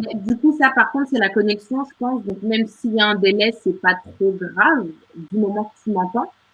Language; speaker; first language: French; native; French